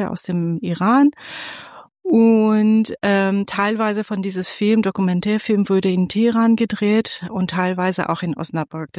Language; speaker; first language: German; non-native, fluent; Persian